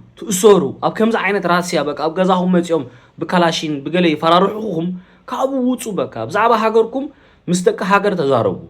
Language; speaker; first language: Tigrinya; early bilingual, heritage; Tigrinya